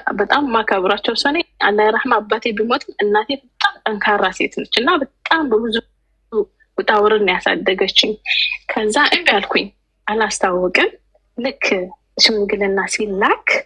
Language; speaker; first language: Amharic; native; Amharic